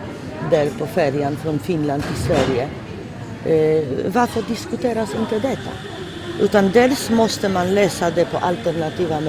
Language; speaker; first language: Swedish; non-native, fluent; Polish